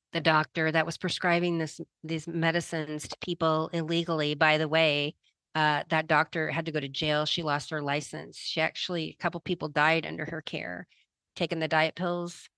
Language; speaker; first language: English; native; English